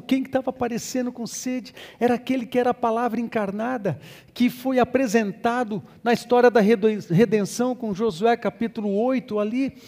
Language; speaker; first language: Portuguese; native; Portuguese